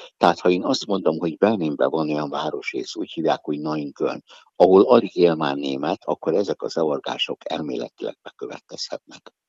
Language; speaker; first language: Hungarian; native; Hungarian